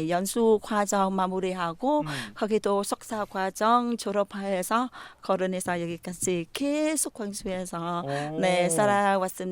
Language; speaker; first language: Korean; non-native, learner; Vietnamese